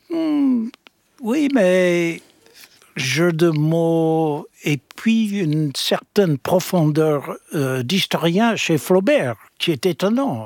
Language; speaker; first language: French; non-native, fluent; English